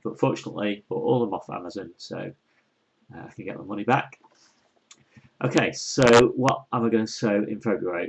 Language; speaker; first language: English; native; English